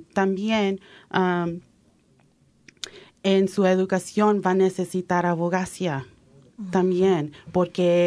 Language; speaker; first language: Spanish; early bilingual, heritage; Spanish